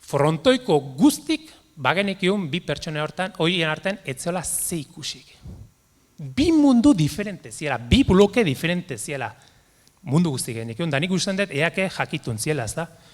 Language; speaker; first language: Basque; native; Basque